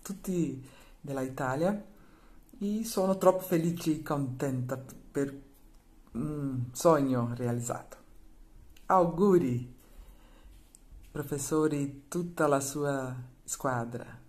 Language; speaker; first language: Italian; non-native, learner; Portuguese